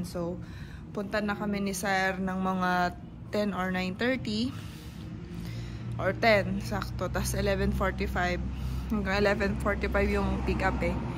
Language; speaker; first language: Filipino; native; Filipino